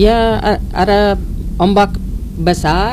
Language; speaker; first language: Indonesian; non-native, learner; English